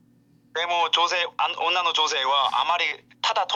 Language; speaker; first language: Japanese; non-native, learner; Korean